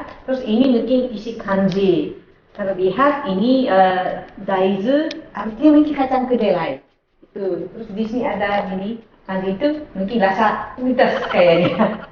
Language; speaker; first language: Indonesian; non-native, fluent; Japanese